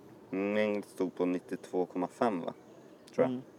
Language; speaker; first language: Swedish; native; Swedish